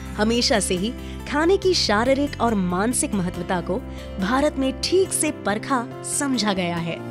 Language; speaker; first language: Hindi; native; Hindi